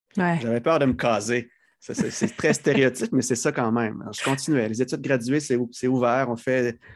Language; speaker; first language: French; native; French